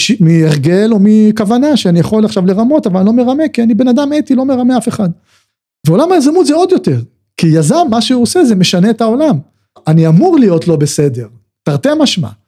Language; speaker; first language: Hebrew; native; Hebrew